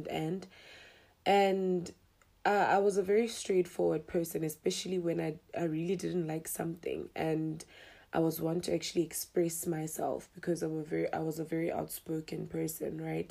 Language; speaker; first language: English; non-native, local second language; Tswana